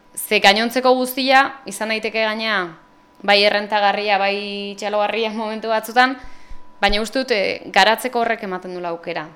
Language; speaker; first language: Basque; native; Basque